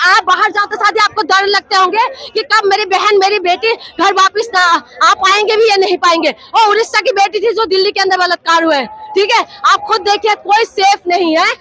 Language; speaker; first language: Hindi; non-native, local second language; Assamese